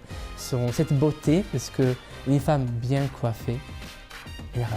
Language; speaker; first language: French; non-native, fluent; Italian